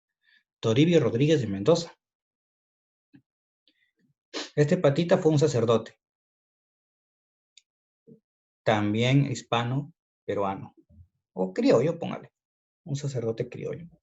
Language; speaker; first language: Spanish; native; Spanish